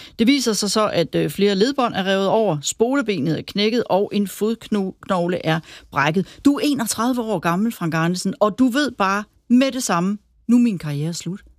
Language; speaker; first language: Danish; native; Danish